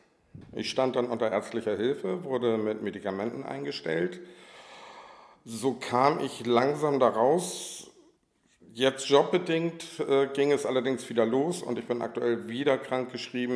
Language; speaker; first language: German; native; German